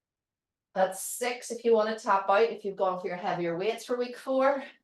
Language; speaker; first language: English; native; English